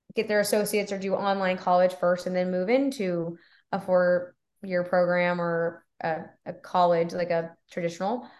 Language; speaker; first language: English; native; English